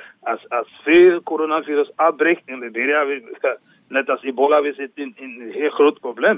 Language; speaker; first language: Dutch; non-native, learner; English